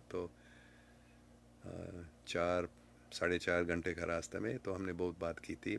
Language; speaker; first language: Hindi; non-native, fluent; English